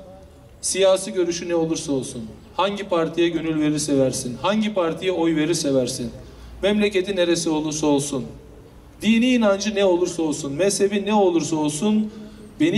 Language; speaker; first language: Turkish; native; Turkish